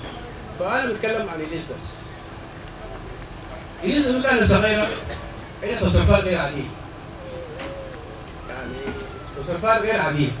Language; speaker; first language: Arabic; non-native, local second language; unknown